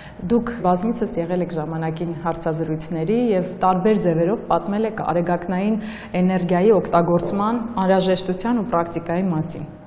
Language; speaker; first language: Armenian; native; Armenian